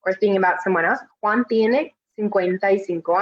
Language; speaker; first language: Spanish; non-native, fluent; English